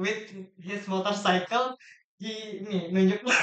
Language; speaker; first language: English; non-native, learner; Indonesian